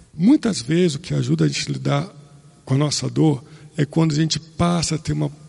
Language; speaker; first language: Portuguese; native; Portuguese